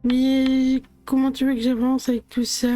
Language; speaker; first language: French; native; French